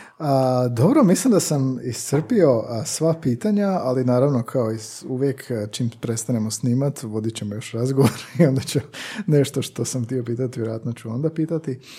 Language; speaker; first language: Croatian; native; Croatian